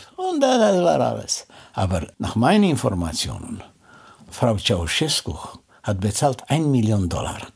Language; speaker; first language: German; non-native, learner; Romanian